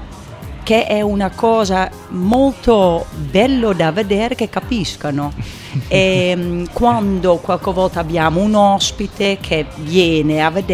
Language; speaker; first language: Italian; non-native, fluent; English